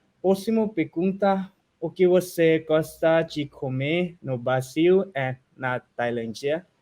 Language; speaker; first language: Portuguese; non-native, learner; Thai